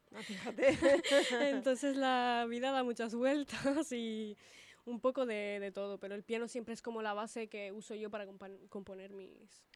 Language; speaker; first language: Spanish; early bilingual, other home language; Italian